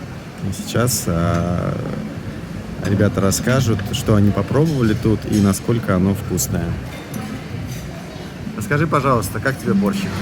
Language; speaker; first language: Russian; native; Russian